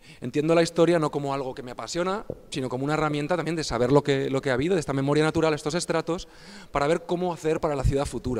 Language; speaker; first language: Spanish; native; Spanish